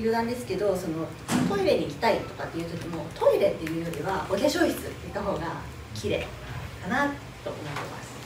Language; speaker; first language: Japanese; native; Japanese